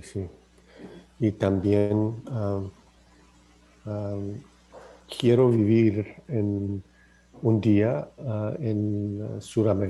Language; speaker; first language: Spanish; non-native, learner; English